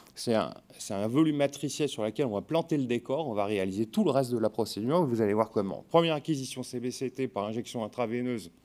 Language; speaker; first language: French; native; French